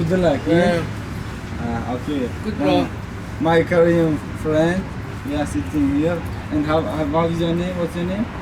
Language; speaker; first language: English; non-native, learner; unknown